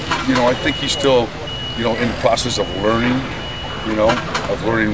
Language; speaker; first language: English; native; English